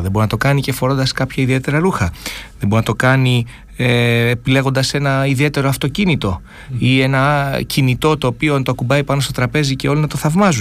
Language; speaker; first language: Greek; native; Greek